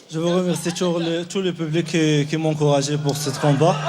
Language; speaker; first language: French; non-native, local second language; Arabic